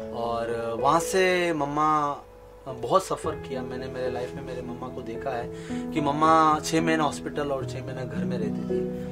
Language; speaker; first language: Hindi; non-native, local second language; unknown